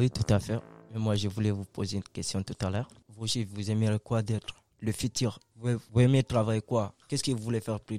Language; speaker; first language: French; non-native, local second language; Fula